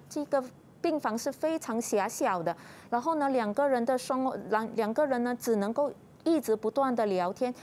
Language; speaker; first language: Chinese; native; Chinese